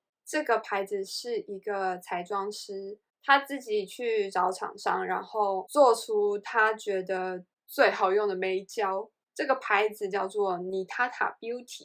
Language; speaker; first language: Chinese; native; Chinese